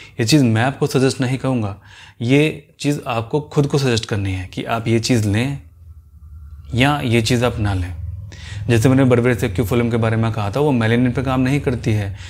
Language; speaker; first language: Hindi; native; Hindi